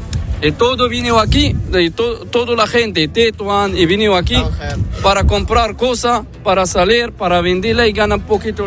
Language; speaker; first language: Spanish; non-native, learner; Arabic